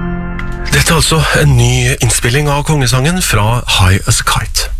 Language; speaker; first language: Norwegian; native; Norwegian